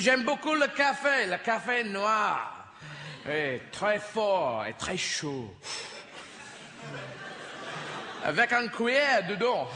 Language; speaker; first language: French; non-native, learner; English